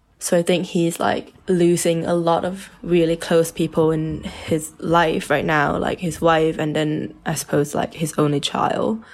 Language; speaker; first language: English; early bilingual, other home language; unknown